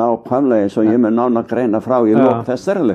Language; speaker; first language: Icelandic; native; Icelandic